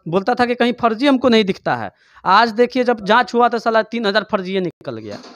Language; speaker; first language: Hindi; native; Hindi